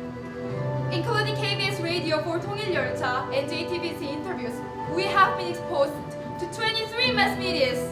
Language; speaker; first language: English; non-native, learner; Korean